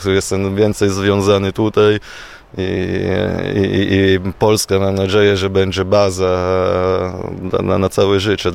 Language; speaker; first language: Polish; non-native, fluent; Italian